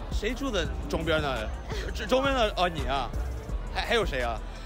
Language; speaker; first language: Chinese; early bilingual, heritage; Chinese